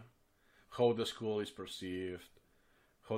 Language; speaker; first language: English; non-native, fluent; Spanish